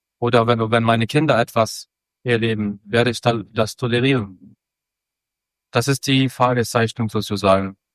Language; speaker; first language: German; non-native, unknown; Arabic